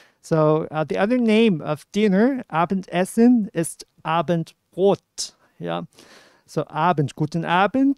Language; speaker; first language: German; non-native, fluent; Cantonese